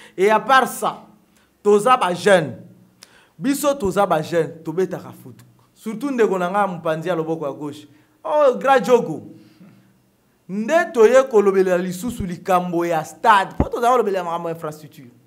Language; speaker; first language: Lingala; native; Lingala